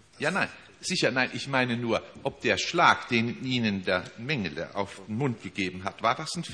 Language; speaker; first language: German; native; German